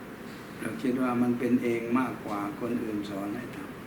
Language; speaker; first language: Thai; native; Thai